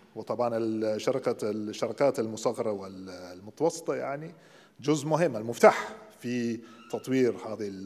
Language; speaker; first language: Arabic; non-native, fluent; English